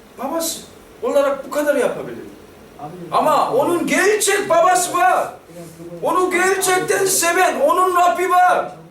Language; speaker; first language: Turkish; non-native, fluent; Korean